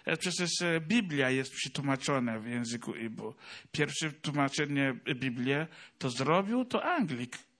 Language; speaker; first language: Polish; non-native, fluent; Igbo